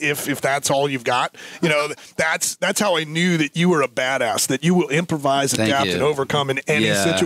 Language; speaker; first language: English; native; English